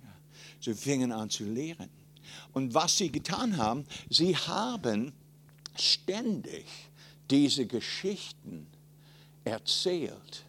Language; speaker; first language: German; non-native, fluent; English